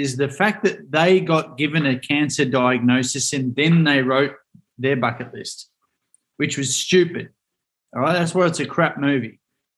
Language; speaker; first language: English; native; English